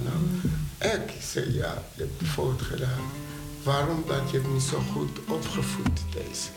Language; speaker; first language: Dutch; non-native, fluent; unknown